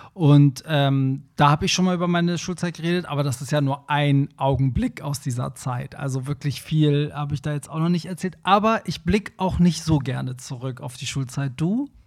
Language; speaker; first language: German; early bilingual, other home language; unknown